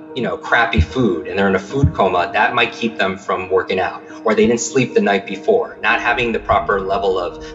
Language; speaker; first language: English; native; English